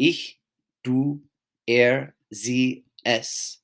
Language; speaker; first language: German; non-native, fluent; English